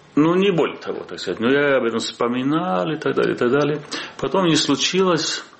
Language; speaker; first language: Russian; non-native, fluent; Swedish